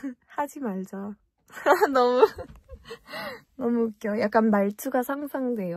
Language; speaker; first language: Korean; early bilingual, heritage; English